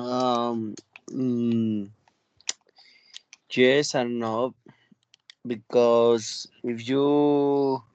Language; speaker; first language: English; non-native, learner; Spanish